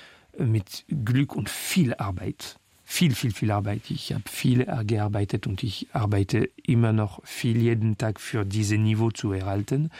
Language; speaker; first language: German; non-native, fluent; French